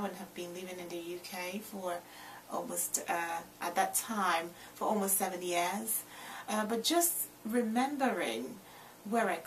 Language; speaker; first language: English; non-native, local second language; Igbo